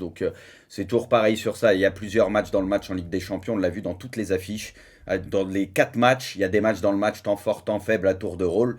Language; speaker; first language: French; native; French